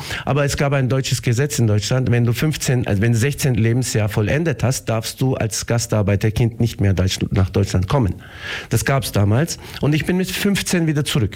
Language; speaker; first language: German; early bilingual, other home language; Turkish